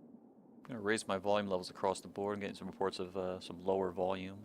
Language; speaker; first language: English; native; English